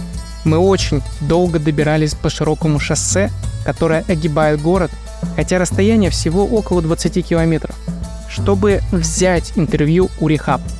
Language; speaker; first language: Russian; native; Russian